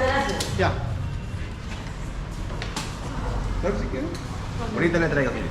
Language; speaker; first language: Spanish; native; Spanish